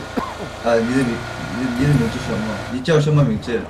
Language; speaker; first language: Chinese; non-native, learner; Korean